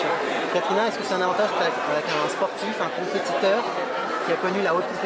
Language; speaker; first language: French; native; French